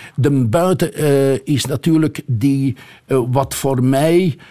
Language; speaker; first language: Dutch; native; Dutch